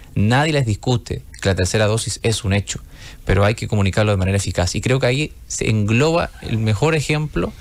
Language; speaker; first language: Spanish; native; Spanish